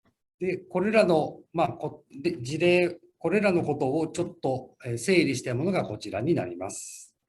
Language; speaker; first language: Japanese; native; Japanese